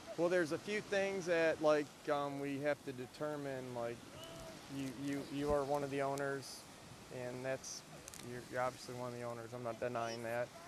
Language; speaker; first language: English; native; English